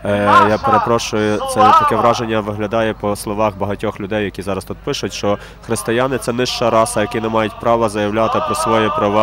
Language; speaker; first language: Ukrainian; native; Ukrainian